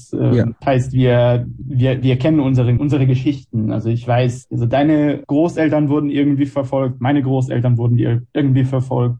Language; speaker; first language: German; non-native, fluent; Hebrew